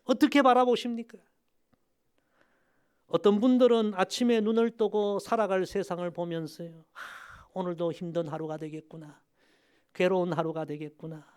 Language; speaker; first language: Korean; native; Korean